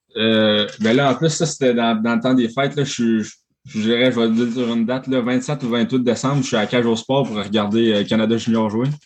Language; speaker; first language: French; native; French